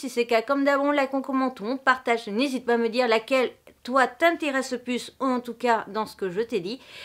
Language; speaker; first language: French; native; French